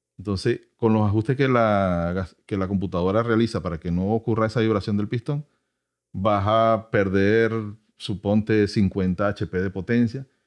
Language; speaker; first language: Spanish; native; Spanish